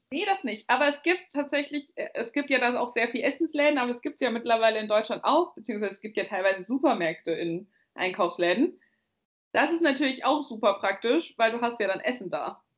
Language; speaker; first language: German; native; German